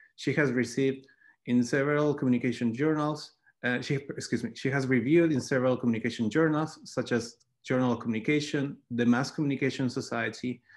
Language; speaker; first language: English; non-native, fluent; Spanish